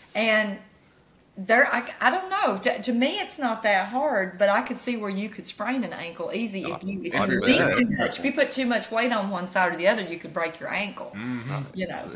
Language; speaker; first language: English; native; English